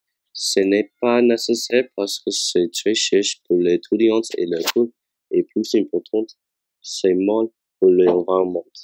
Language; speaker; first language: French; non-native, learner; English